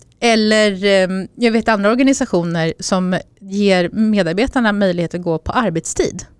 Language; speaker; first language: Swedish; native; Swedish